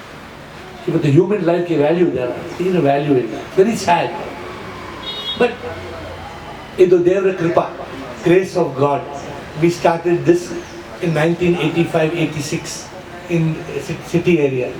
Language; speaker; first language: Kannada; non-native, local second language; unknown